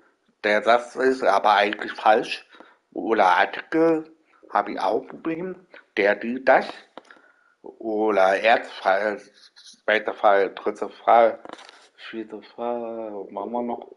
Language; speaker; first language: German; non-native, learner; Vietnamese